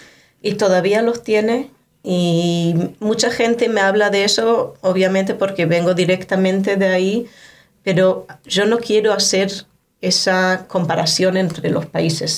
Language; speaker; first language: Spanish; non-native, fluent; Hebrew